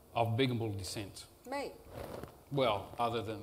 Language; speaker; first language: English; native; English